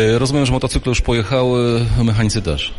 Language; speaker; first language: Polish; native; Polish